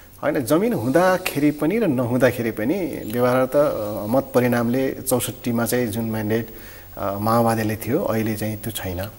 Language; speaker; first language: Nepali; native; Nepali